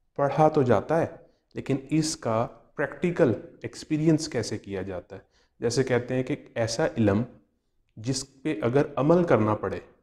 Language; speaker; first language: Urdu; non-native, local second language; Punjabi